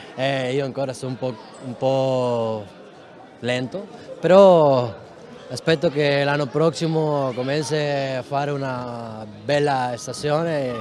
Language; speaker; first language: Italian; non-native, learner; Spanish